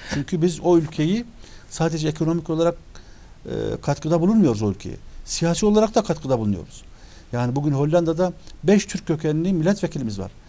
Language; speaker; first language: Turkish; early bilingual, other home language; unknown